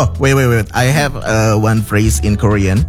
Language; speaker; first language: English; non-native, fluent; Indonesian